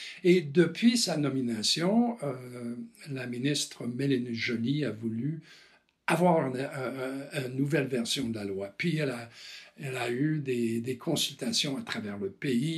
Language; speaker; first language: French; non-native, fluent; English